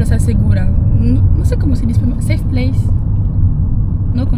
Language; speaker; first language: Spanish; non-native, learner; French